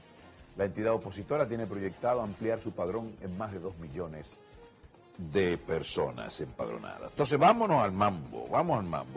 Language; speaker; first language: Spanish; native; Spanish